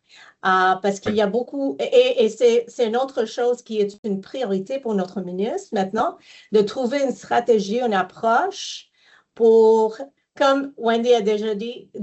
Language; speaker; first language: French; non-native, fluent; English